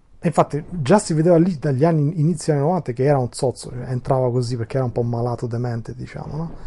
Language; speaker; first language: Italian; non-native, fluent; Albanian